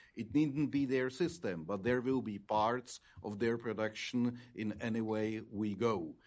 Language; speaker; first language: English; non-native, fluent; Czech